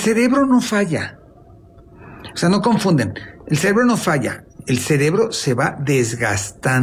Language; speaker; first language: Spanish; native; Spanish